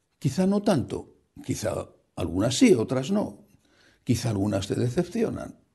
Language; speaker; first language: Spanish; native; Spanish